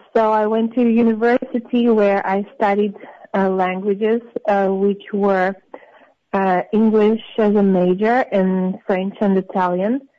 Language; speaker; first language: English; non-native, fluent; Russian